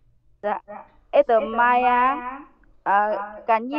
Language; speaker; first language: Russian; non-native, learner; Vietnamese